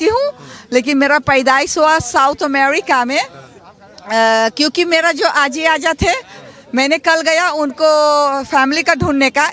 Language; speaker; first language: Hindi; early bilingual, heritage; Caribbean Hindustani